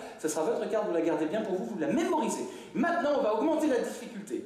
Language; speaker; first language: French; native; French